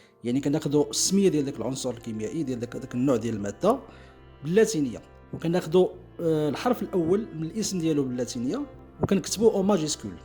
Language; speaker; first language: Arabic; native; Arabic